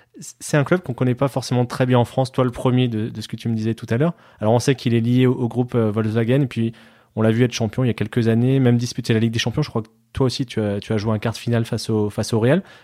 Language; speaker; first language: French; native; French